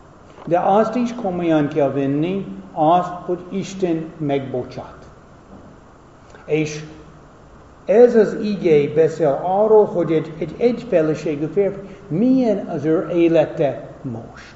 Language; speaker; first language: Hungarian; non-native, fluent; English